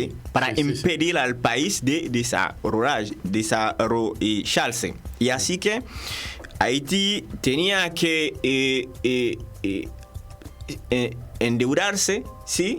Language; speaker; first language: Spanish; non-native, fluent; Haitian Creole